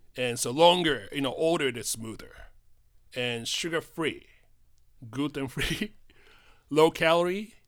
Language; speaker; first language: English; non-native, fluent; Japanese